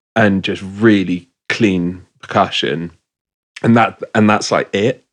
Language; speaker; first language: English; native; English